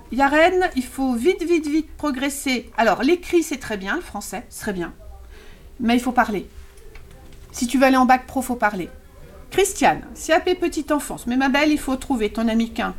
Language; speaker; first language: French; native; French